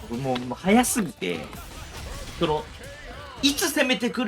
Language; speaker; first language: Japanese; native; Japanese